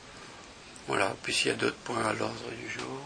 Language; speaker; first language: French; native; French